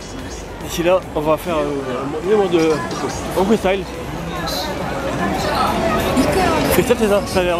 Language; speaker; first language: French; native; French